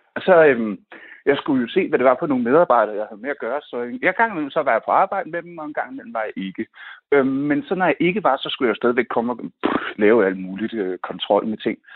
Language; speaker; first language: Danish; native; Danish